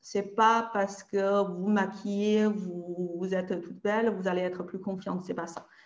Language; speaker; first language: French; native; French